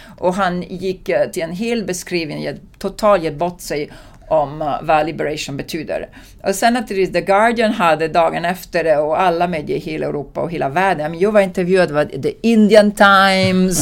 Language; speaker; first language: Swedish; non-native, fluent; Italian